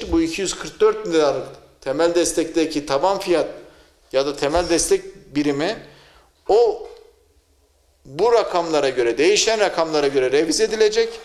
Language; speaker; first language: Turkish; native; Turkish